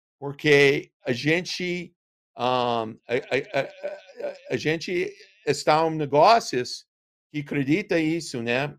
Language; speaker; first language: Portuguese; non-native, learner; English